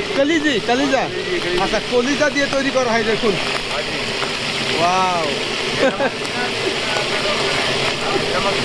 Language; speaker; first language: Hindi; non-native, learner; Bangla